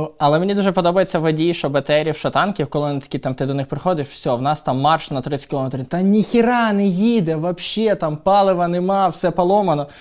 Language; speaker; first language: Ukrainian; non-native, local second language; Russian